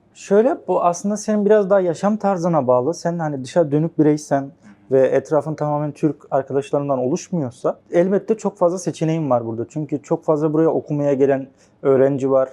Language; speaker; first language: Turkish; native; Turkish